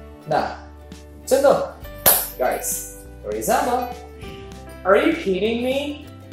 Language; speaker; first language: English; non-native, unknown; Javanese